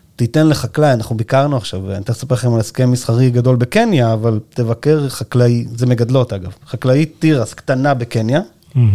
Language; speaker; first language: Hebrew; native; Hebrew